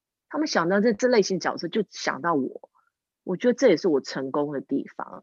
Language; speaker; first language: Chinese; non-native, local second language; English